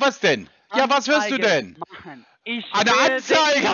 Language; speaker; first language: German; native; German